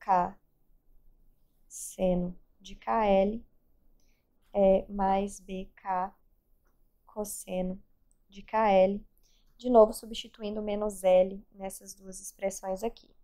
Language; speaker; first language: Portuguese; native; Portuguese